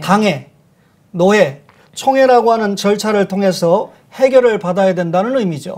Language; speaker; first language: Korean; native; Korean